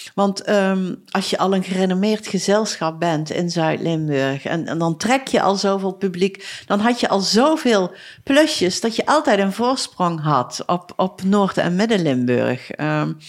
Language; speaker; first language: Dutch; native; Dutch